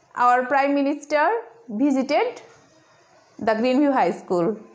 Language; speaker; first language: English; non-native, local second language; Bangla